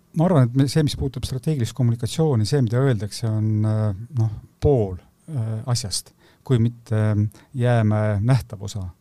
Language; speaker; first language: Estonian; native; Estonian